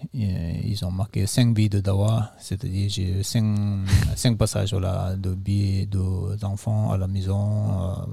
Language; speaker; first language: French; non-native, fluent; Nepali